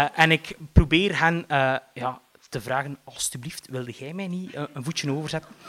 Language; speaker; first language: Dutch; native; Dutch